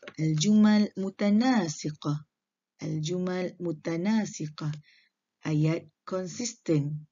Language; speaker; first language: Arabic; non-native, fluent; Malay